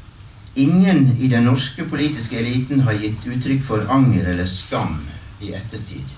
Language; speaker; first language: Norwegian; native; Norwegian